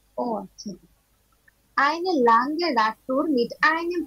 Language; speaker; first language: German; non-native, learner; Bangla